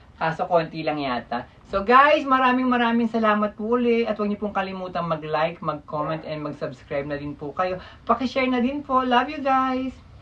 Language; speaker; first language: Filipino; native; Filipino